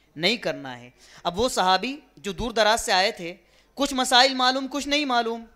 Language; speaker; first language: Urdu; native; Urdu